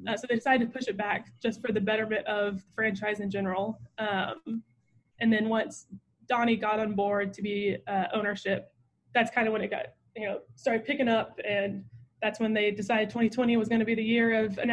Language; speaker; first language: English; native; English